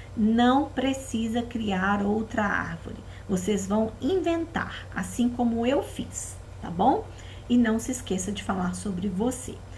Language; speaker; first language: Portuguese; native; Portuguese